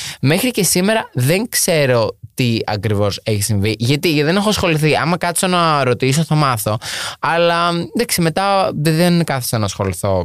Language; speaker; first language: Greek; native; Greek